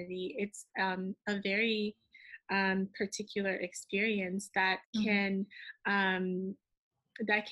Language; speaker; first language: English; early bilingual, other home language; Haitian Creole